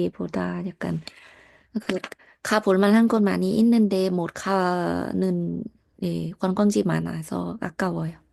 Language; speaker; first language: Korean; non-native, learner; Thai